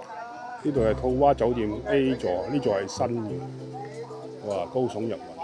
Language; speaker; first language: Cantonese; native; Cantonese